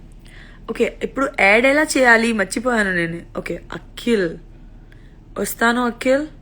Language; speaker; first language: Telugu; non-native, learner; Gujarati